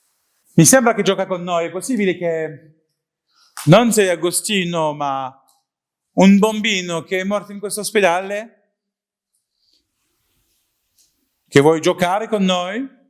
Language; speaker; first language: Italian; non-native, learner; French